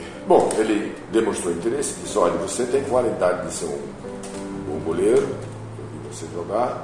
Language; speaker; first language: Portuguese; native; Portuguese